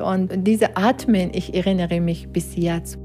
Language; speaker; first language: German; non-native, learner; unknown